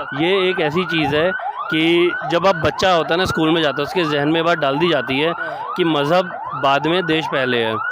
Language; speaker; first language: Hindi; native; Hindi